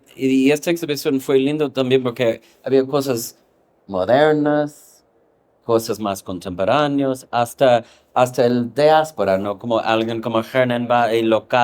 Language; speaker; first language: Spanish; non-native, fluent; English